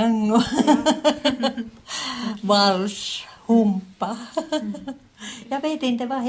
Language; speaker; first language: Swedish; non-native, learner; Finnish